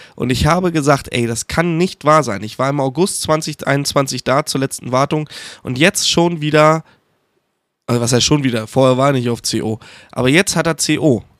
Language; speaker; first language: German; native; German